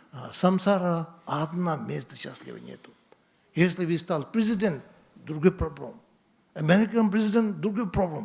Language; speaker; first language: Russian; non-native, learner; Tibetan